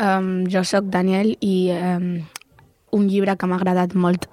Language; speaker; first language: Catalan; non-native, local second language; Spanish